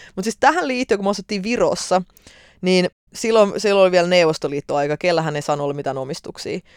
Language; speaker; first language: Finnish; early bilingual, other home language; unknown